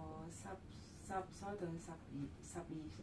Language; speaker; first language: Cantonese; non-native, learner; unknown